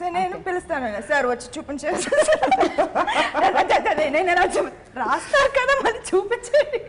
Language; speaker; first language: Telugu; non-native, fluent; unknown